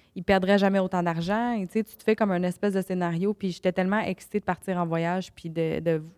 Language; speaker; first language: French; native; French